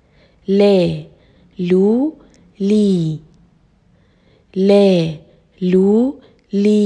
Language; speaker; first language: Arabic; native; Arabic